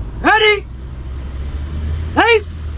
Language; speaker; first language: English; native; English